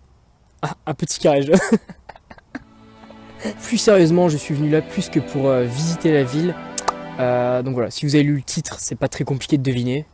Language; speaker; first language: French; native; French